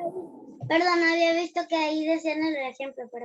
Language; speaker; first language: Spanish; native; Spanish